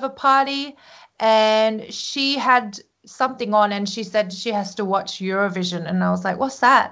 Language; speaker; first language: English; early bilingual, other home language; Korean